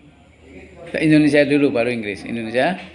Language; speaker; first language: Indonesian; native; Indonesian